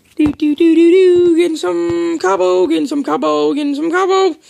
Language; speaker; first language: English; native; English